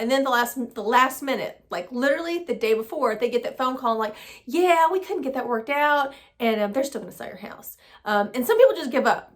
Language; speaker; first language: English; native; English